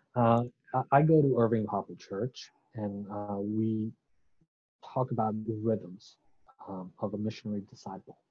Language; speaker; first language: English; non-native, local second language; Bangla